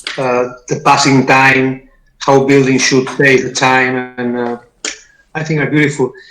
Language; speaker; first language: English; non-native, fluent; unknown